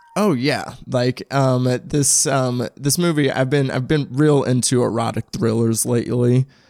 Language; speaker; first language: English; native; English